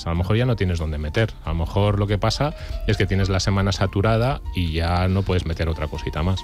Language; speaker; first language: Spanish; native; Spanish